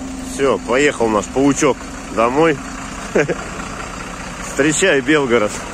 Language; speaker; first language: Russian; native; Russian